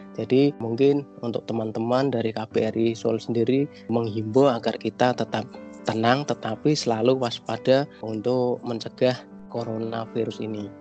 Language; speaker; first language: Indonesian; native; Indonesian